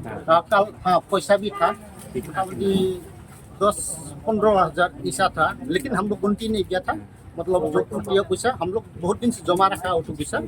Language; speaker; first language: Hindi; non-native, local second language; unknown